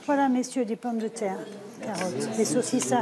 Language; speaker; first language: French; native; French